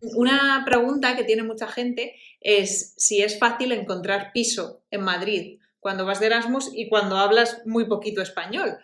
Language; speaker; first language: Spanish; native; Spanish